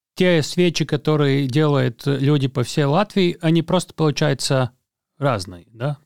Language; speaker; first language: Russian; non-native, local second language; Latvian